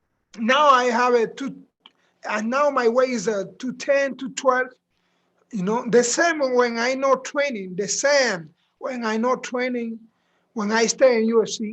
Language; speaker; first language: English; non-native, learner; Spanish